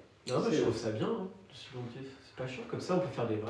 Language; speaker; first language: French; native; French